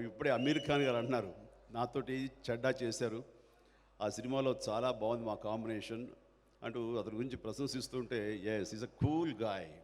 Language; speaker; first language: Telugu; native; Telugu